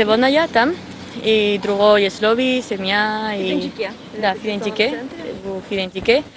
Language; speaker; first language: Russian; non-native, learner; Spanish